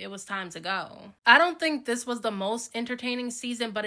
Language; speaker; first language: English; native; English